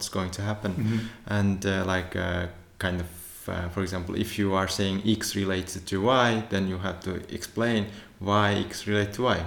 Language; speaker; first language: English; non-native, fluent; Turkmen